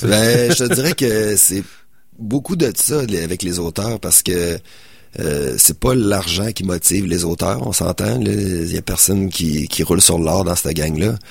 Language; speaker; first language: French; native; French